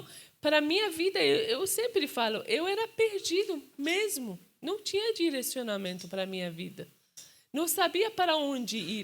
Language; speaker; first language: Portuguese; non-native, fluent; Persian